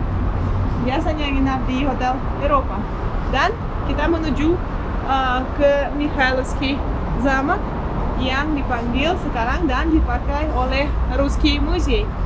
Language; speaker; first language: Indonesian; non-native, fluent; Russian